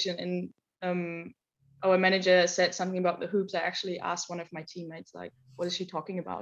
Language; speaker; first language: English; non-native, fluent; German